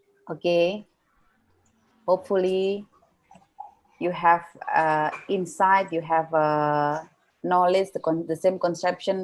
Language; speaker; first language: English; non-native, fluent; Indonesian